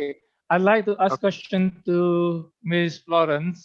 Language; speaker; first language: English; non-native, fluent; Indonesian